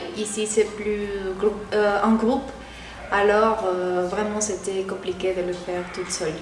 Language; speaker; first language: French; non-native, learner; Spanish